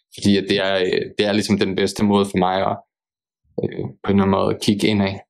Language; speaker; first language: Danish; early bilingual, other home language; Bosnian